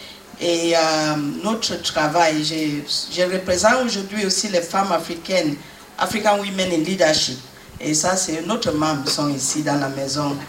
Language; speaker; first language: French; non-native, learner; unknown